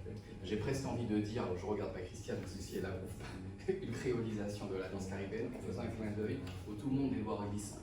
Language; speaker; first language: French; native; French